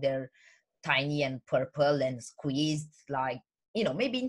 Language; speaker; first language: English; non-native, fluent; Romanian